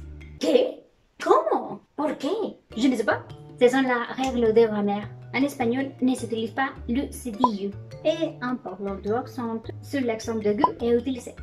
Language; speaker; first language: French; non-native, learner; Spanish